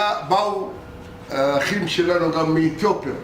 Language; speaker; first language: Hebrew; non-native, local second language; Arabic